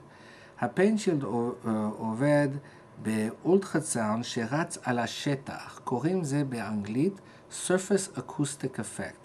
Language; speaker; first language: Hebrew; non-native, fluent; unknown